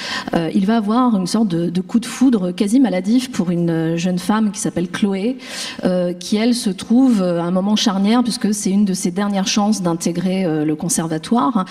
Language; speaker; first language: French; native; French